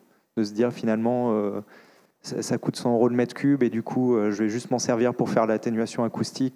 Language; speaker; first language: French; native; French